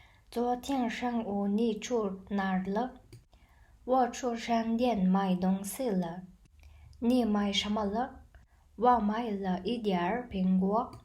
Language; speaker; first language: Chinese; non-native, fluent; Mongolian